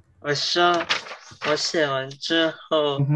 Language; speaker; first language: Chinese; early bilingual, heritage; English